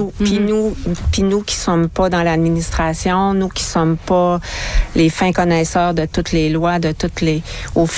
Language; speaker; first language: French; native; French